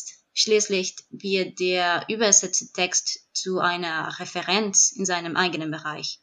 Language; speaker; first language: German; non-native, fluent; Spanish